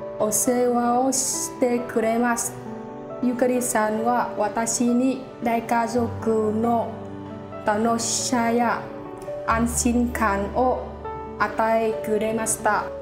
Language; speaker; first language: Japanese; non-native, learner; Vietnamese